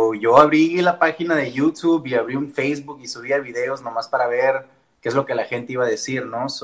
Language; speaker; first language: Spanish; early bilingual, heritage; Spanish